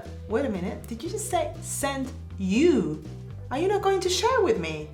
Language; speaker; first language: English; non-native, fluent; Spanish